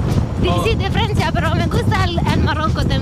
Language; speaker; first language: Spanish; non-native, learner; French